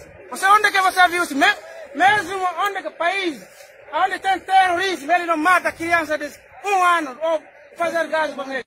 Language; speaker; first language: Portuguese; non-native, learner; Haitian Creole